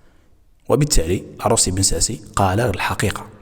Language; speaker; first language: Arabic; native; Arabic